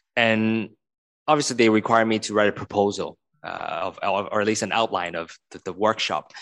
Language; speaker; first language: English; non-native, local second language; Cantonese